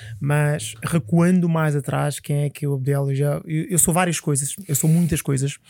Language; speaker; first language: Portuguese; early bilingual, other home language; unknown